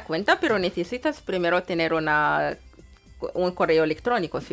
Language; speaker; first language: Spanish; non-native, fluent; Arabic